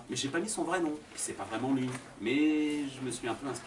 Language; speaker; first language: French; native; French